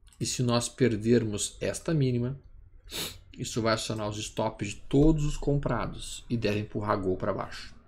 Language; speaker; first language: Portuguese; native; Portuguese